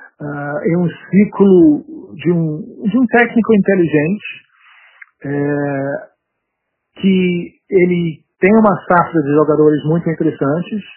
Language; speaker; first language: Portuguese; non-native, fluent; English